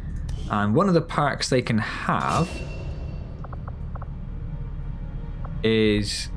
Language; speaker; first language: English; native; English